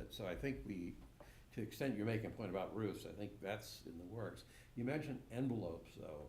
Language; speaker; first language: English; native; English